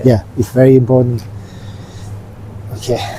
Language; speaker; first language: English; non-native, learner; Thai